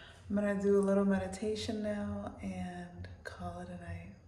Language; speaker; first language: English; early bilingual, other home language; Spanish